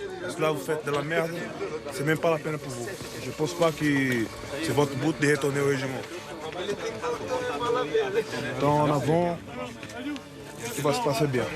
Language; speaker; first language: French; non-native, learner; Russian